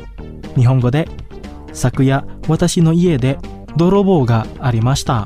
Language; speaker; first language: Japanese; non-native, fluent; Indonesian